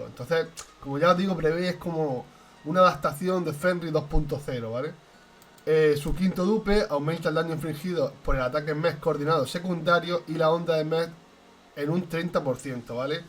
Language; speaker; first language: Spanish; native; Spanish